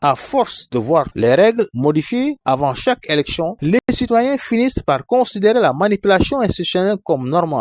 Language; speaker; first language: French; non-native, local second language; Wolof